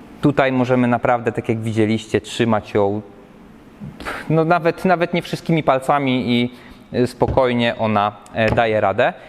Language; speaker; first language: Polish; native; Polish